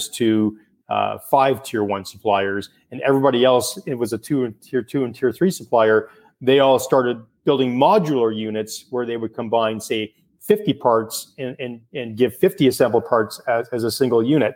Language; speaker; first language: English; native; English